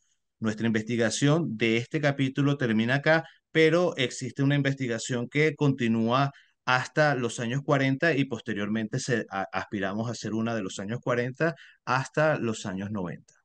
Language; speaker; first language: Spanish; native; Spanish